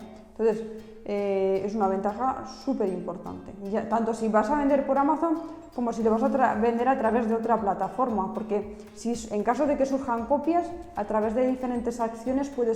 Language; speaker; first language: Spanish; native; Spanish